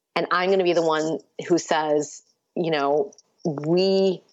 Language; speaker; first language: English; early bilingual, other home language; Urdu